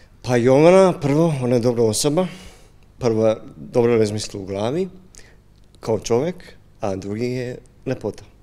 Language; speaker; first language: Serbian; non-native, learner; English